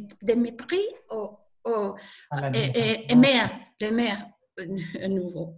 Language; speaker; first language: French; non-native, learner; Spanish